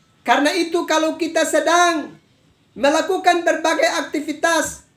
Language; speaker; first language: Indonesian; native; Indonesian